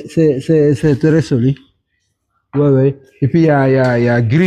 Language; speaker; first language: French; non-native, local second language; Wolof